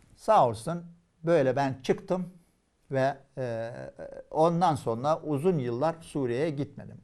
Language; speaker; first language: Turkish; non-native, fluent; Arabic